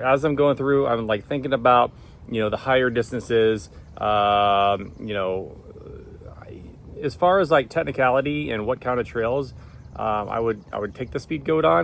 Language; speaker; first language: English; native; English